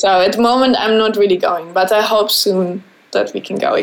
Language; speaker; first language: English; non-native, fluent; German